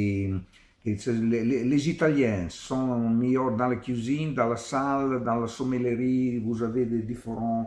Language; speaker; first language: French; non-native, learner; Italian